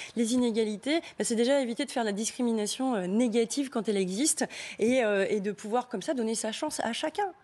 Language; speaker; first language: French; native; French